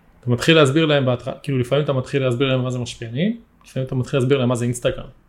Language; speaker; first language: Hebrew; native; Hebrew